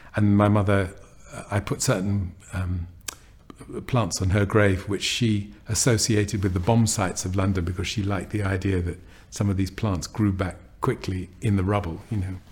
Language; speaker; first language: English; native; English